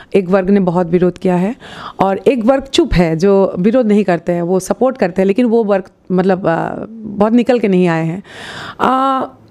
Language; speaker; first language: Hindi; non-native, local second language; Assamese